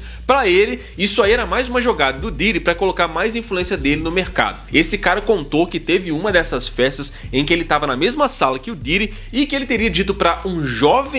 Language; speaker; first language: Portuguese; native; Portuguese